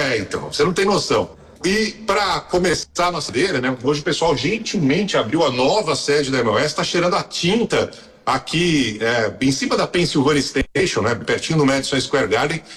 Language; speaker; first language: Portuguese; native; Portuguese